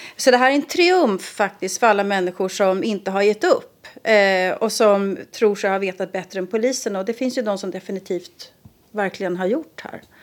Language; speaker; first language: Swedish; native; Swedish